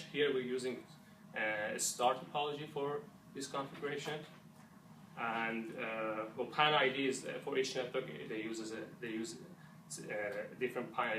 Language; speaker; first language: English; non-native, fluent; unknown